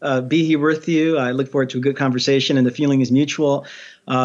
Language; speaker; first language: English; native; English